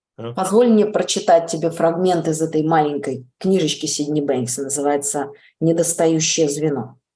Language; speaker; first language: Russian; native; Russian